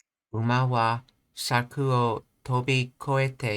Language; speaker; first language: Japanese; non-native, learner; English